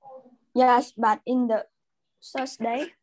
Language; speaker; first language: English; non-native, learner; Khmer